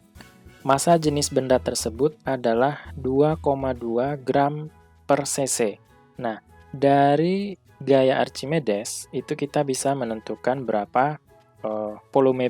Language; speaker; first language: Indonesian; native; Indonesian